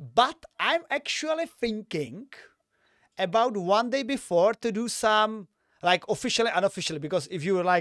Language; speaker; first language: English; non-native, fluent; Czech